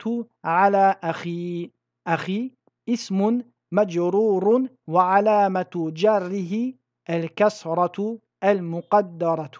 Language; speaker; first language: Arabic; non-native, fluent; French